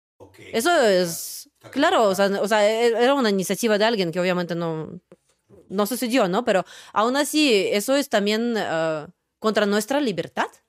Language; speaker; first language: Spanish; non-native, fluent; Russian